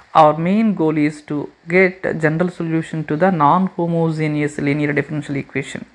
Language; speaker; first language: English; non-native, local second language; Telugu